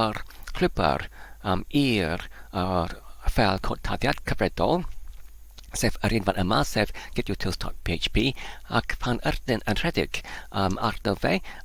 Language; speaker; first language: Welsh; non-native, learner; Polish